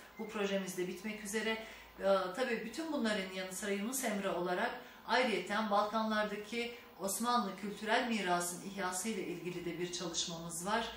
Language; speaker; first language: Turkish; native; Turkish